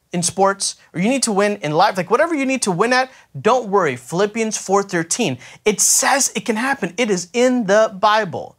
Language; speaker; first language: English; native; English